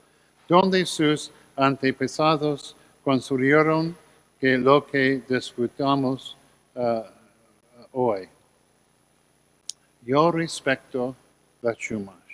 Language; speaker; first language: Spanish; non-native, learner; English